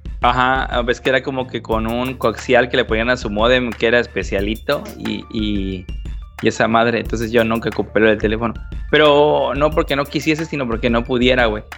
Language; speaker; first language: Spanish; native; Spanish